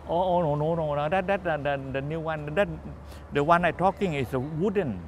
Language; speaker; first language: English; non-native, learner; Thai